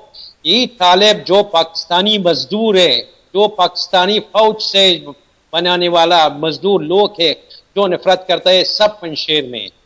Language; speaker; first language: Hindi; non-native, learner; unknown